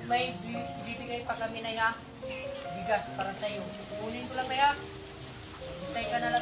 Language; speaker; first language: Filipino; non-native, local second language; Cebuano